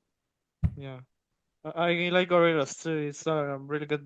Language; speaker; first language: English; non-native, learner; Spanish